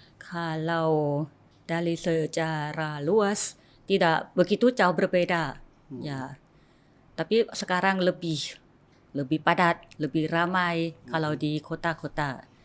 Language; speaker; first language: Indonesian; non-native, fluent; Thai